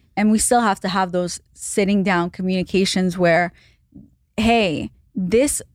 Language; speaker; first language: English; non-native, fluent; Hebrew